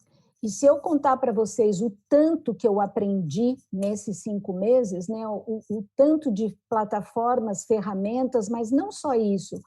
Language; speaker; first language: Portuguese; native; Portuguese